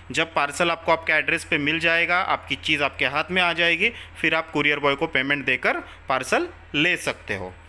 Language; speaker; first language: Hindi; non-native, local second language; Marathi